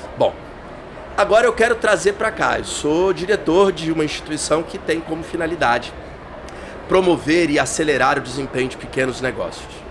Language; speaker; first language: Portuguese; native; Portuguese